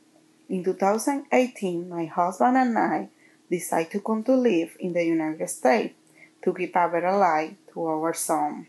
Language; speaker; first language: English; non-native, learner; Spanish